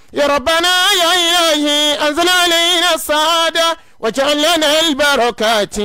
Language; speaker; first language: Arabic; non-native, fluent; Yoruba